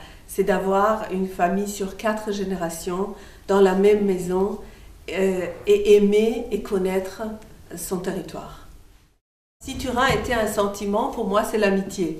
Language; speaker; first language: French; non-native, fluent; Persian